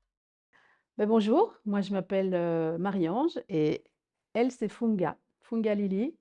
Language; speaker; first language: French; early bilingual, other home language; Rundi